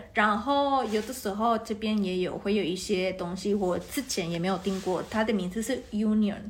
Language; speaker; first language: Chinese; non-native, fluent; Spanish